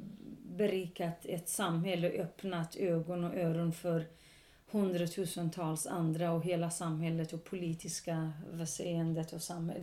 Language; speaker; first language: Swedish; non-native, local second language; Kurdish